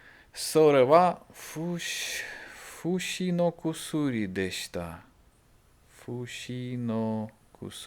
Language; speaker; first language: Japanese; non-native, learner; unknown